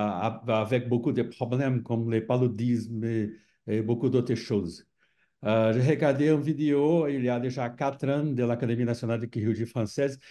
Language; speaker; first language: French; non-native, fluent; Portuguese